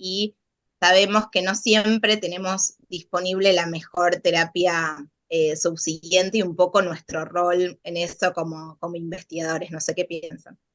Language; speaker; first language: Spanish; native; Spanish